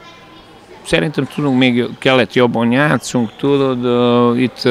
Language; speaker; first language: Hungarian; non-native, learner; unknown